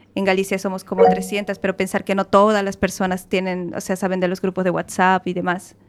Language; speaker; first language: Spanish; native; Spanish